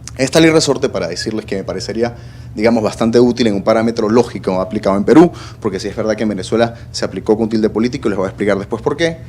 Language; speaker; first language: Spanish; native; Spanish